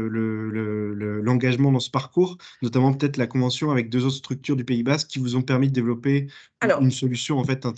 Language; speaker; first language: French; native; French